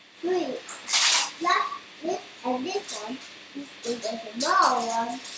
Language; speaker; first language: English; non-native, learner; Chinese